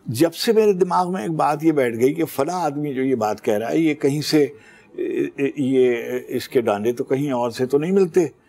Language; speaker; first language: Urdu; native; Urdu